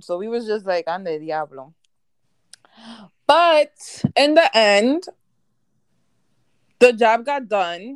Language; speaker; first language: English; early bilingual, other home language; Spanish